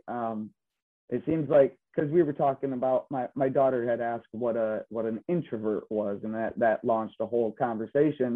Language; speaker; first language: English; native; English